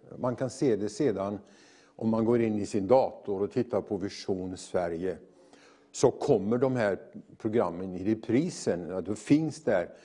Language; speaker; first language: Swedish; native; Swedish